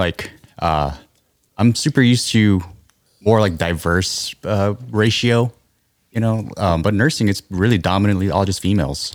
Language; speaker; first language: English; non-native, fluent; Korean